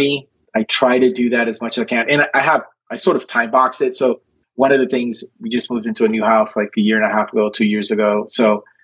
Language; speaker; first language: English; early bilingual, other home language; Spanish